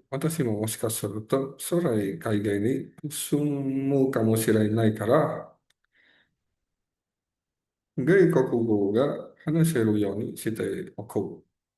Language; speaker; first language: Japanese; non-native, learner; Indonesian